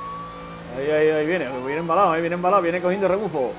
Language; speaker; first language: Spanish; native; Spanish